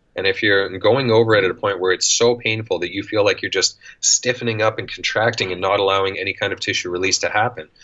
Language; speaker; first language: English; native; English